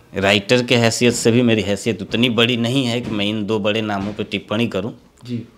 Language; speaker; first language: Hindi; native; Hindi